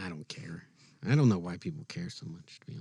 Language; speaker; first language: English; native; English